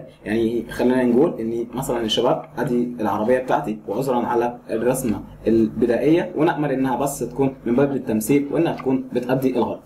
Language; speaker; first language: Arabic; native; Arabic